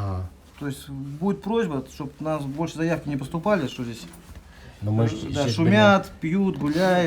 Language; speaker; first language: Russian; native; Russian